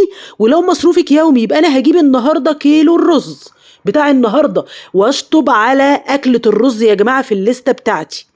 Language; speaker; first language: Arabic; native; Arabic